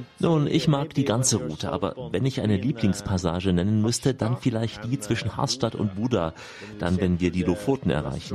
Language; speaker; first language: German; native; German